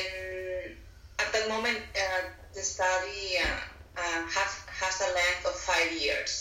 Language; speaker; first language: English; non-native, fluent; Spanish